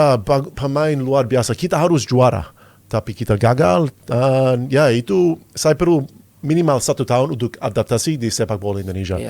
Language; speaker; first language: Indonesian; non-native, fluent; English